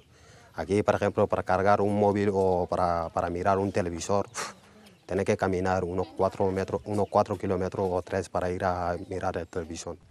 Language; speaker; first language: Spanish; non-native, fluent; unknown